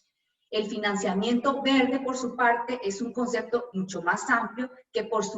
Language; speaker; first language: Spanish; native; Spanish